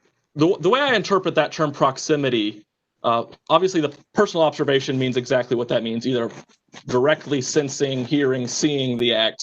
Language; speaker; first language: English; native; English